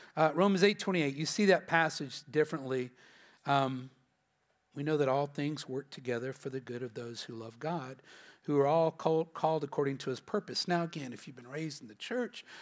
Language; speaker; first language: English; native; English